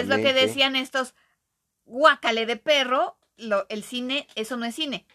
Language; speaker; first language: Spanish; native; Spanish